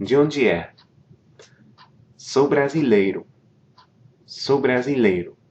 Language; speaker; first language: Portuguese; non-native, fluent; English